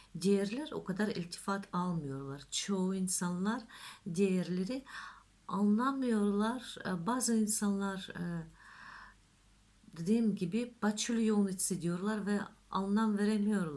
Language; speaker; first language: Turkish; non-native, learner; Russian